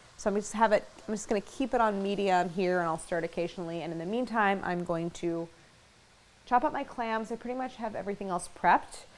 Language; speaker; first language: English; native; English